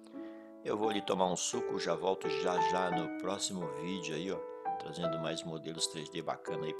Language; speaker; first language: Portuguese; native; Portuguese